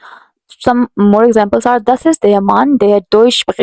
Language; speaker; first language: German; non-native, learner; Hindi